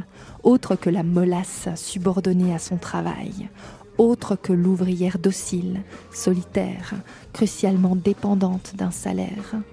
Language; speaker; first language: French; native; French